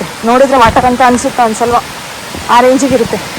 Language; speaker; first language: Kannada; native; Kannada